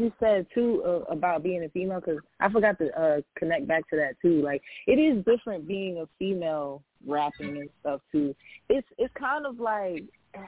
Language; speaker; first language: English; native; English